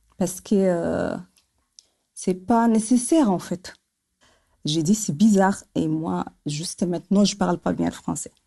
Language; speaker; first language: French; non-native, local second language; Arabic